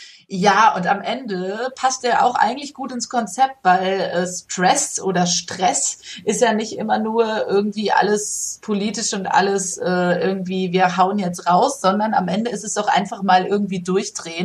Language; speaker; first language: German; native; German